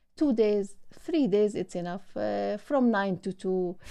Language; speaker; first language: English; non-native, learner; Arabic